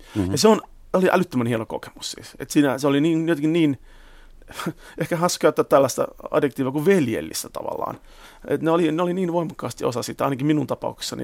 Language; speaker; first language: Finnish; native; Finnish